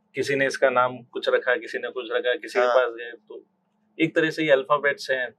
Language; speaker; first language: Hindi; native; Hindi